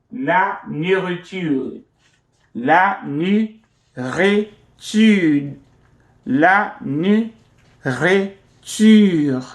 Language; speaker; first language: French; non-native, fluent; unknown